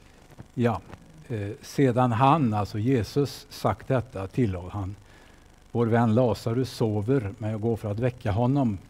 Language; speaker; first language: Swedish; native; Swedish